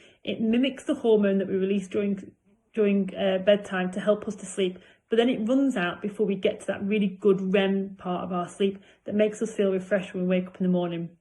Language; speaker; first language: English; native; English